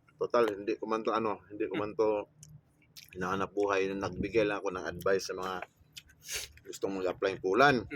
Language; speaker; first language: Filipino; non-native, local second language; Cebuano